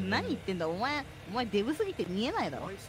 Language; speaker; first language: Japanese; native; Japanese